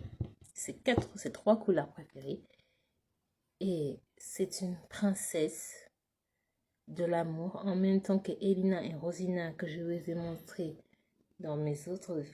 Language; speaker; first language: French; native; French